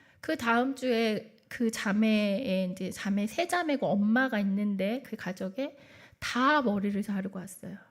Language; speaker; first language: Korean; native; Korean